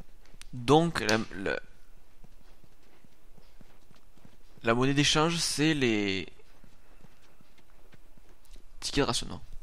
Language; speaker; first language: French; native; French